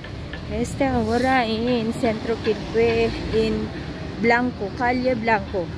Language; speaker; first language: Spanish; non-native, learner; Filipino